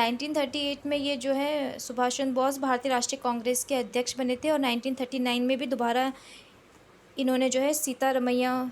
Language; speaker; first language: Hindi; native; Hindi